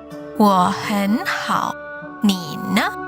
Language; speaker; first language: Chinese; non-native, fluent; Indonesian